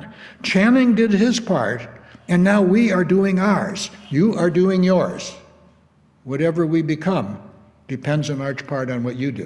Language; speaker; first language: English; native; English